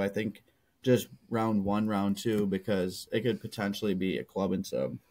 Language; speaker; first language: English; native; English